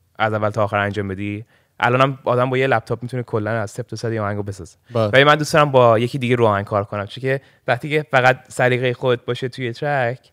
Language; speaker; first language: Persian; early bilingual, heritage; Persian